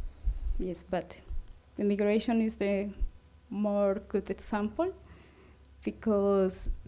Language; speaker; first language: English; non-native, learner; Spanish